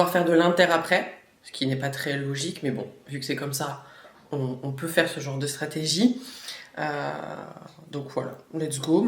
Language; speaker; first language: French; native; French